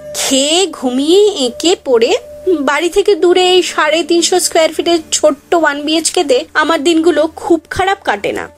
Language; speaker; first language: Bangla; native; Bangla